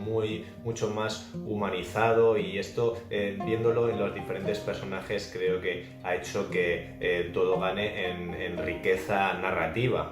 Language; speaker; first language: Spanish; native; Spanish